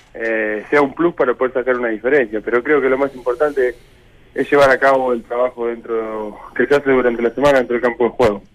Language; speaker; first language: Spanish; native; Spanish